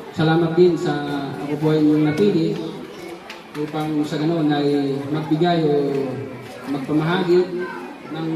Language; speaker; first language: Filipino; non-native, local second language; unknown